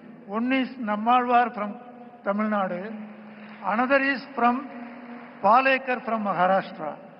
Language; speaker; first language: English; non-native, local second language; Tamil